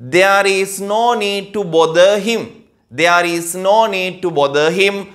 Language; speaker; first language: English; non-native, local second language; Sinhala